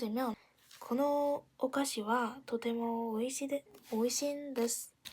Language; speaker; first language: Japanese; non-native, fluent; Korean